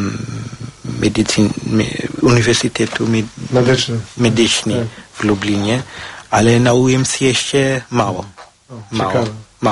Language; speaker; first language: Polish; non-native, learner; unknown